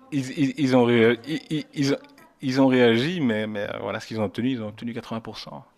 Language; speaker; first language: French; native; French